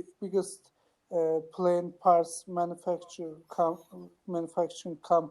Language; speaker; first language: English; non-native, learner; Turkish